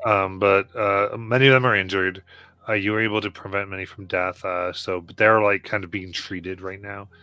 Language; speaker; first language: English; native; English